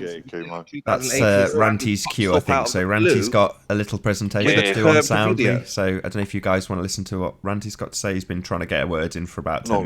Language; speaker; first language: English; native; English